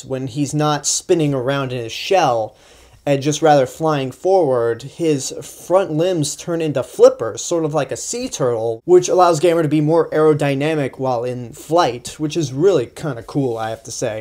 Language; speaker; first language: English; native; English